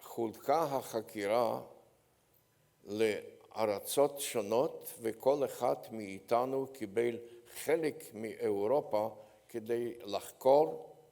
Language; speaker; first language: Hebrew; non-native, fluent; Polish